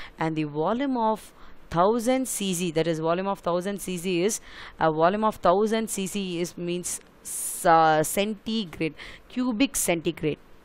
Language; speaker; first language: English; non-native, local second language; Tamil